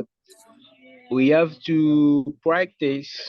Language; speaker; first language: English; non-native, learner; Haitian Creole